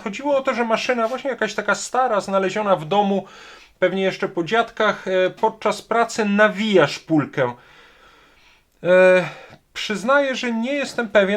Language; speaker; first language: Polish; native; Polish